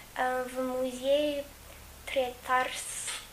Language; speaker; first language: Russian; non-native, fluent; English